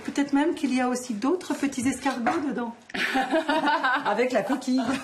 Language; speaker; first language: French; native; French